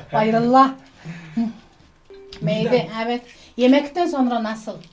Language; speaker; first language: Turkish; non-native, learner; Mongolian